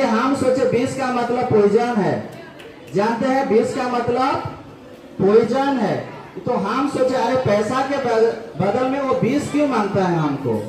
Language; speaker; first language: Hindi; non-native, local second language; Odia